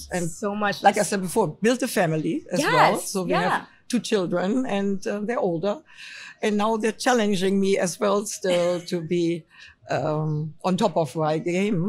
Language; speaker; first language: English; non-native, fluent; German